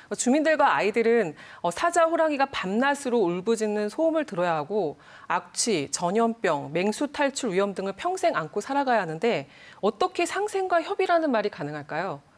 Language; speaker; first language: Korean; native; Korean